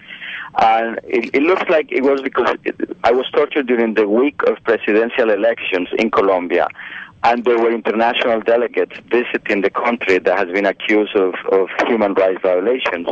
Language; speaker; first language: English; non-native, fluent; Spanish